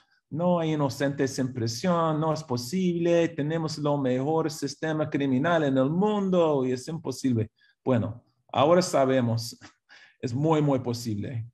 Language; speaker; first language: Spanish; non-native, fluent; English